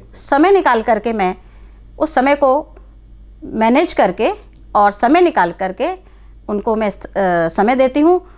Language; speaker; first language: Hindi; non-native, local second language; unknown